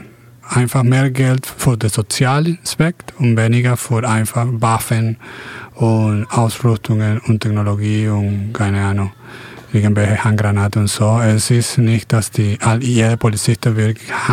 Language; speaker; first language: German; non-native, fluent; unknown